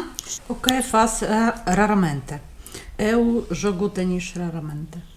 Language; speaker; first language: Portuguese; non-native, learner; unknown